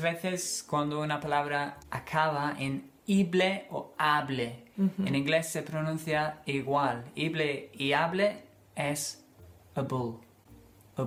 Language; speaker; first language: Spanish; non-native, fluent; English